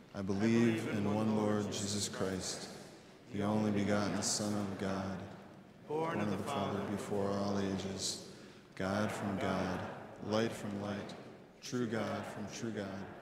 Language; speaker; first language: English; native; English